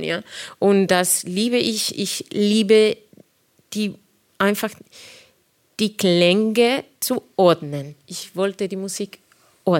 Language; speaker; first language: German; non-native, fluent; Spanish